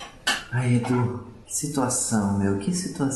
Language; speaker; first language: Portuguese; native; Portuguese